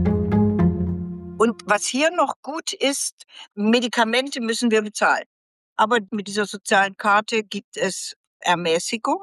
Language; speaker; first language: German; native; German